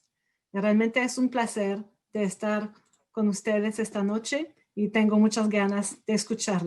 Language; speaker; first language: Spanish; non-native, fluent; French